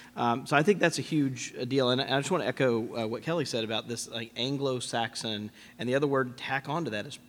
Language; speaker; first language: English; native; English